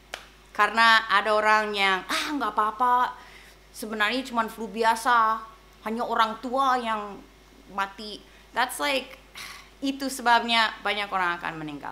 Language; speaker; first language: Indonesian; non-native, fluent; English